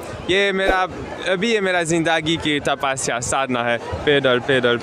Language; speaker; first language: Hindi; non-native, learner; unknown